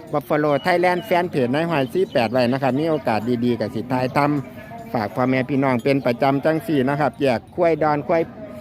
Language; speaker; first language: Thai; native; Thai